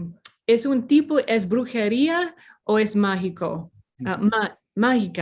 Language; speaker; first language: Spanish; non-native, fluent; English